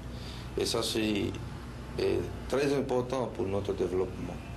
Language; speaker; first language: French; non-native, local second language; Spanish